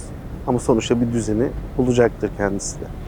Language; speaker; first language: Turkish; native; Turkish